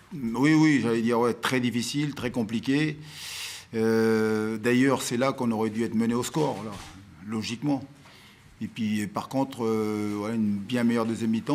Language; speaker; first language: French; native; French